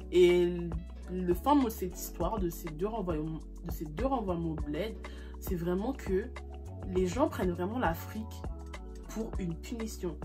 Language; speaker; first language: French; early bilingual, other home language; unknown